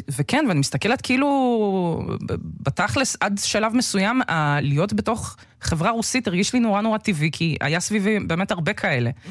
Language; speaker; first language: Hebrew; early bilingual, other home language; Russian